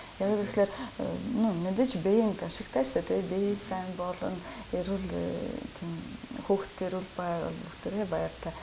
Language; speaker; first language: Mongolian; non-native, fluent; Russian